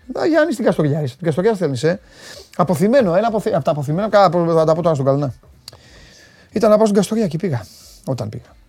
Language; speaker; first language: Greek; native; Greek